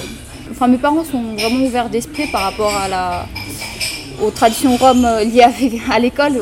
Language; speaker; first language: French; early bilingual, other home language; Romanian